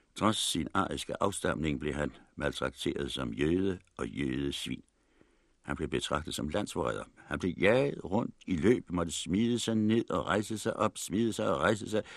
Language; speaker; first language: Danish; native; Danish